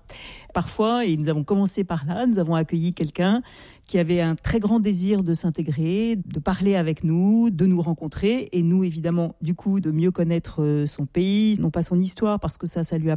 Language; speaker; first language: French; native; French